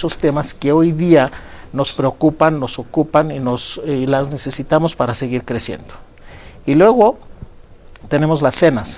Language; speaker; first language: Spanish; non-native, fluent; Greek